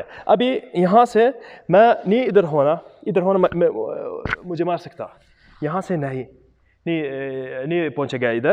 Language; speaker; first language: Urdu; non-native, learner; Arabic